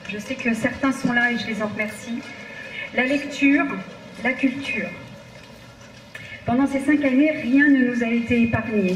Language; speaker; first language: French; native; French